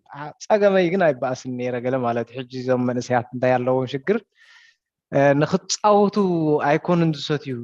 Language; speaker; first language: Tigrinya; native; Tigrinya